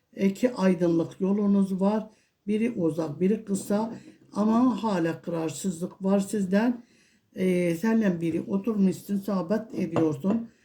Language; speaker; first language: Turkish; non-native, local second language; Kurdish